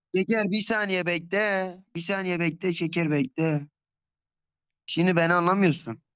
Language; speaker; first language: Turkish; native; Turkish